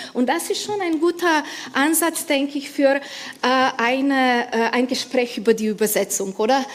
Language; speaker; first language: German; non-native, fluent; Slovenian